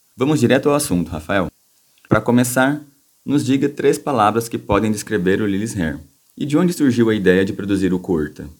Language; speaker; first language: Portuguese; native; Portuguese